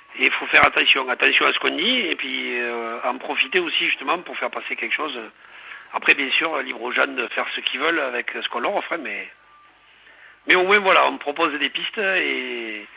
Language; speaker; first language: French; non-native, fluent; English